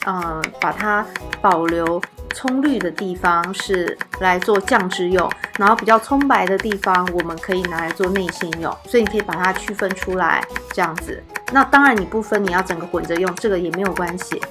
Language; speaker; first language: Chinese; native; Chinese